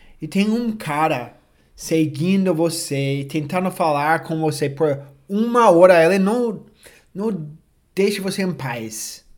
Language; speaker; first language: Portuguese; non-native, fluent; English